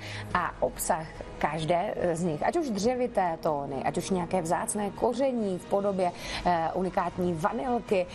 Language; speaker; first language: Czech; native; Czech